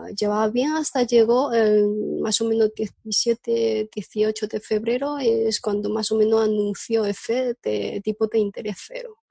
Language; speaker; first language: Spanish; non-native, fluent; Chinese